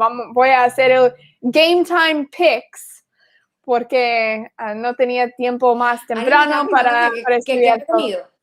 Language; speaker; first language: Spanish; non-native, fluent; English